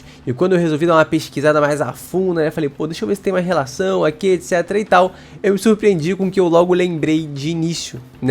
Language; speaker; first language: Portuguese; native; Portuguese